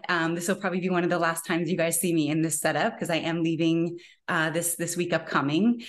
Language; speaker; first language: English; native; English